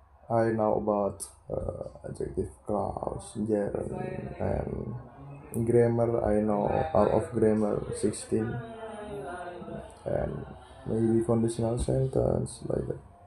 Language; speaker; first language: English; non-native, learner; Indonesian